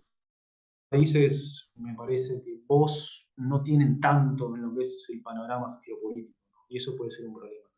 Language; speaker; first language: Spanish; native; Spanish